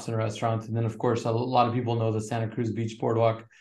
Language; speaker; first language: English; native; English